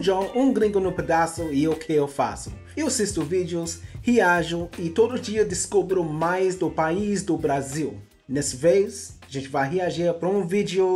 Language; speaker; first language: Portuguese; non-native, learner; English